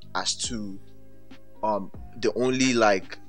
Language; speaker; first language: English; non-native, local second language; Yoruba